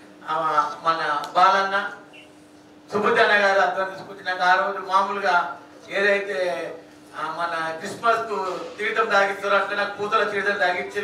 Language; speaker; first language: Telugu; native; Telugu